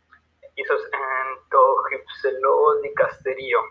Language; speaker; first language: Greek; non-native, learner; Spanish